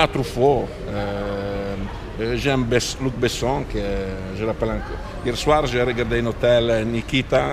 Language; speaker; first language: French; non-native, fluent; Italian